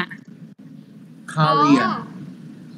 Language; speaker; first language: English; non-native, learner; Thai